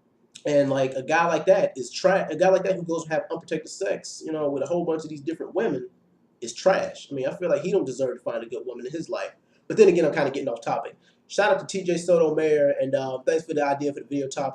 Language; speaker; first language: English; native; English